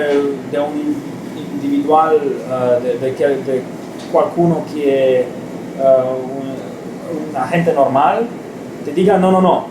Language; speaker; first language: Spanish; non-native, learner; Romanian